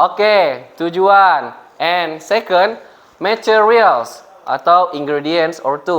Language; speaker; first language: English; non-native, fluent; Indonesian